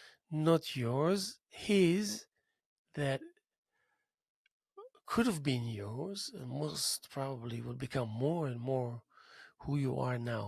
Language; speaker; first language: English; non-native, fluent; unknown